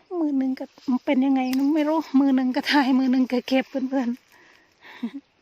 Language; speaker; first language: Thai; native; Thai